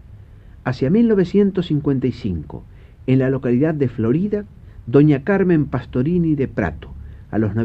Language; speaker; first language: Spanish; native; Spanish